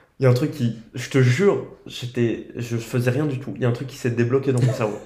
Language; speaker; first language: French; native; French